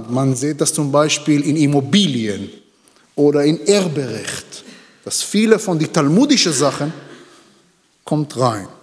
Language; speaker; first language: German; non-native, learner; Hebrew